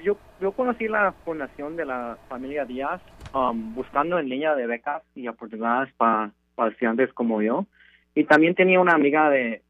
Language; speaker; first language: Spanish; early bilingual, heritage; Spanish